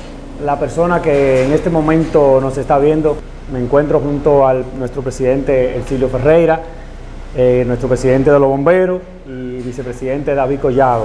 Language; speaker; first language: Spanish; native; Spanish